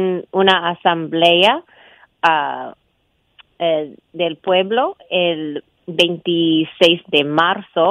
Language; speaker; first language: Spanish; non-native, fluent; English